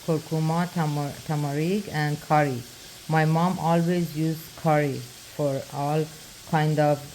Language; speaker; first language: English; non-native, learner; Persian